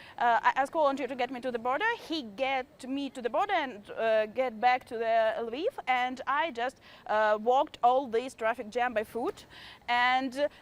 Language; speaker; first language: English; non-native, fluent; Ukrainian